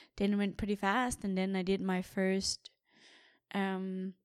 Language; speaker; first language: English; non-native, fluent; Danish